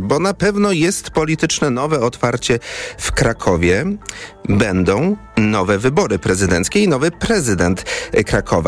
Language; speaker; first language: Polish; native; Polish